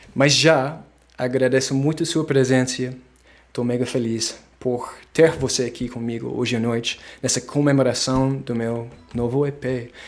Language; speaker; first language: Portuguese; non-native, fluent; English